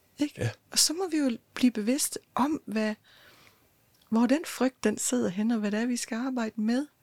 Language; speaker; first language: Danish; native; Danish